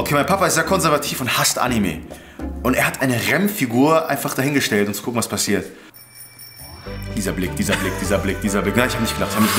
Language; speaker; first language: German; native; German